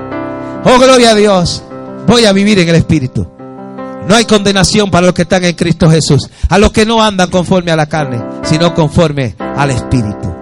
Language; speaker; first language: Spanish; native; Spanish